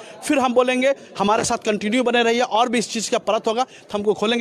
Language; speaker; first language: Hindi; native; Hindi